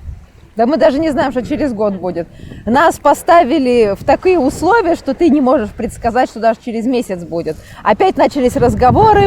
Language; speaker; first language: Russian; native; Russian